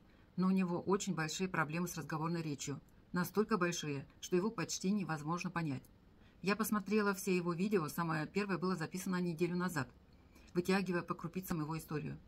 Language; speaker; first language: Russian; native; Russian